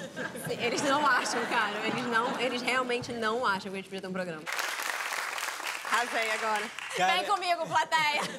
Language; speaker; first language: Portuguese; native; Portuguese